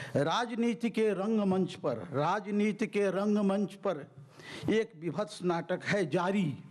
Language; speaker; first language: Hindi; native; Hindi